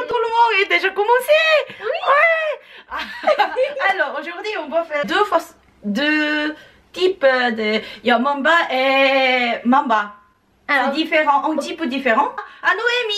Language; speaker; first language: French; non-native, learner; Japanese